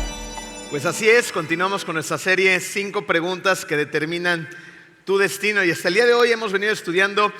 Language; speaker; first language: Spanish; native; Spanish